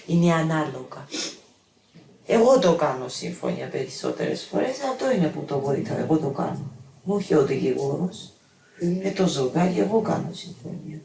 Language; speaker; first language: Greek; non-native, learner; Georgian